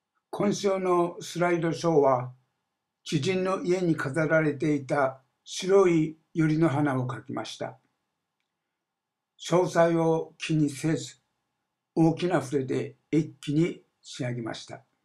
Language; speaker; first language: Japanese; native; Japanese